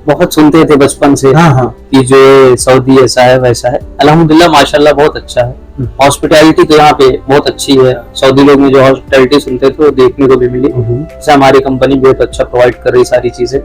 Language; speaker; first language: Hindi; native; Hindi